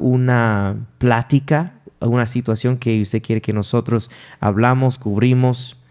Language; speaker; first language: Spanish; non-native, fluent; English